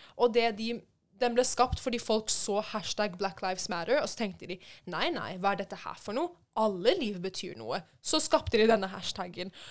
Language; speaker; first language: Norwegian; early bilingual, other home language; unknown